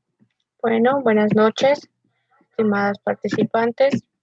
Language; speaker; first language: Spanish; native; Spanish